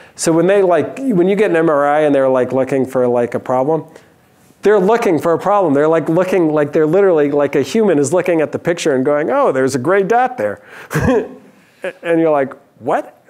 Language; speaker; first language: English; native; English